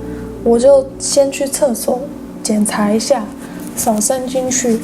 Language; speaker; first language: Chinese; non-native, fluent; English